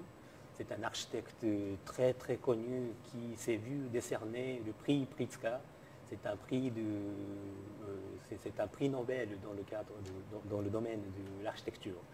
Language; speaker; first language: French; non-native, fluent; Japanese